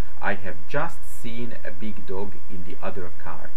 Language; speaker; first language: English; non-native, fluent; Hungarian